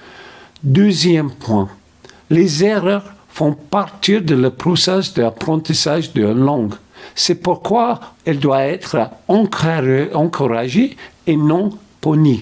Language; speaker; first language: French; non-native, fluent; English